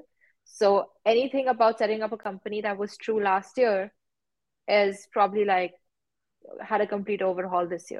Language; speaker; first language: English; non-native, local second language; Hindi